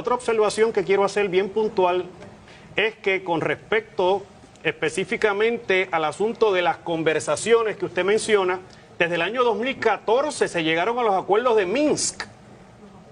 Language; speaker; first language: Spanish; native; Spanish